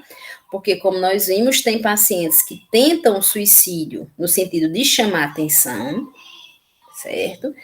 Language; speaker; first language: Portuguese; native; Portuguese